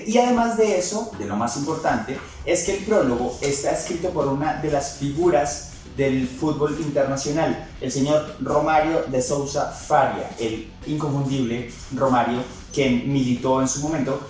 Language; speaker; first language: Spanish; native; Spanish